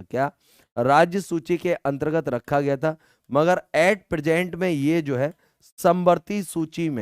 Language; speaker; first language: Hindi; native; Hindi